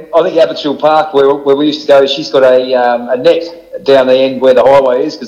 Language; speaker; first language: English; native; English